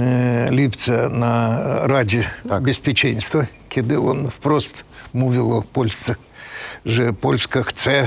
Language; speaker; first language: Polish; non-native, fluent; Russian